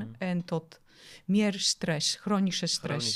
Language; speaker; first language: Dutch; non-native, fluent; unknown